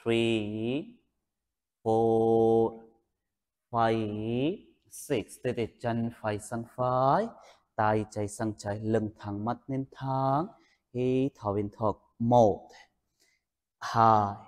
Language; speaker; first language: Vietnamese; non-native, learner; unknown